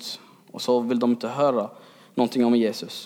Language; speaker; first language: Swedish; early bilingual, other home language; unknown